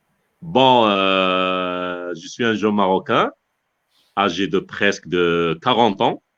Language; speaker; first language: French; non-native, local second language; Arabic